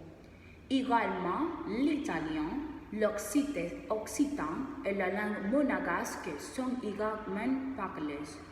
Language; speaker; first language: French; non-native, learner; Spanish